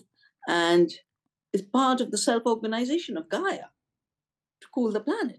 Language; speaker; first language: English; non-native, local second language; Hindi